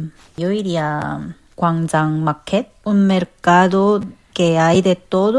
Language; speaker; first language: Spanish; non-native, learner; Korean